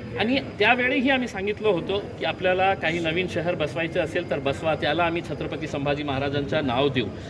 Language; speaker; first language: Marathi; non-native, local second language; Urdu